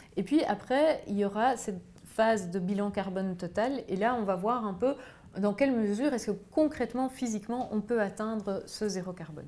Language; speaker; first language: French; native; French